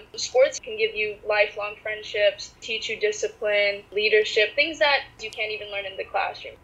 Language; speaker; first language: English; native; English